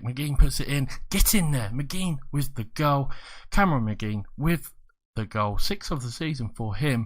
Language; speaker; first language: English; native; English